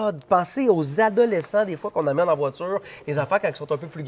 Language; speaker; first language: French; native; French